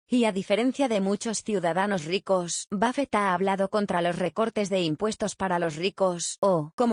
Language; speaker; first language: Spanish; native; Spanish